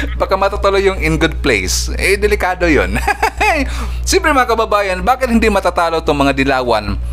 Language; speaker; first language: Filipino; non-native, local second language; Cebuano